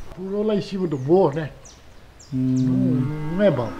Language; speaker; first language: Portuguese; native; Portuguese